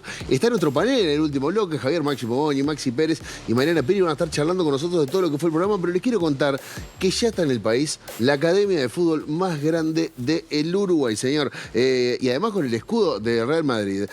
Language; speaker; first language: Spanish; native; Spanish